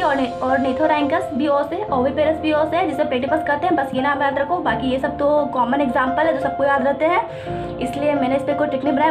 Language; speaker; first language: Hindi; native; Hindi